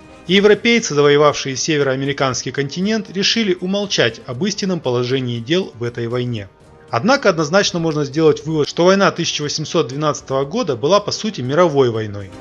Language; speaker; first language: Russian; native; Russian